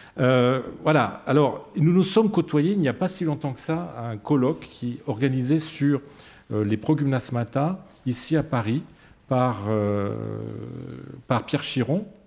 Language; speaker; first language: French; native; French